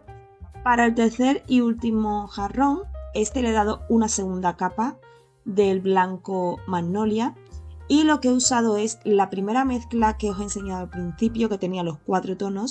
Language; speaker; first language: Spanish; native; Spanish